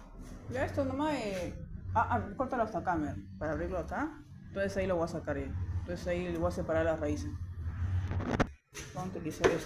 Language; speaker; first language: Spanish; native; Spanish